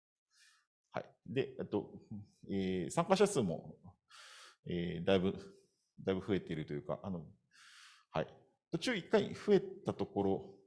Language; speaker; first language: Japanese; native; Japanese